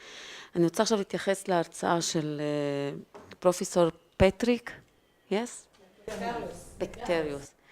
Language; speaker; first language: Hebrew; non-native, local second language; Arabic